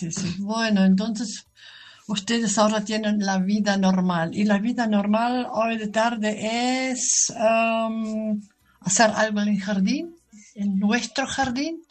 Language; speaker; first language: Spanish; non-native, fluent; German